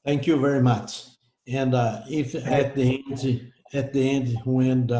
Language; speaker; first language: English; non-native, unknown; Portuguese